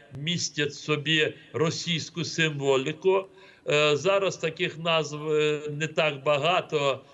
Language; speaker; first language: Ukrainian; non-native, local second language; Crimean Tatar